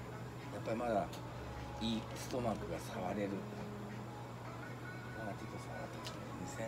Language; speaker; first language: Japanese; native; Japanese